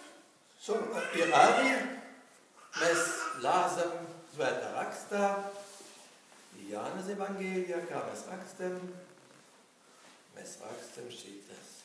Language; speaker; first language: Latvian; non-native, learner; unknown